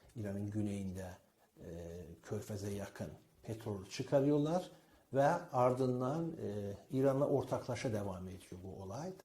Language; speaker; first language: Turkish; non-native, fluent; Azerbaijani